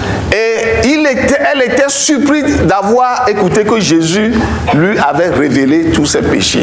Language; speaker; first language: French; non-native, local second language; Ewe